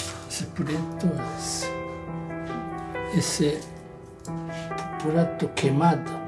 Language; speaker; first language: Portuguese; non-native, learner; Japanese